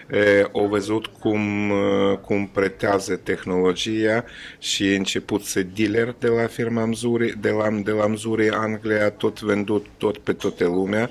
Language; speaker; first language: Romanian; non-native, learner; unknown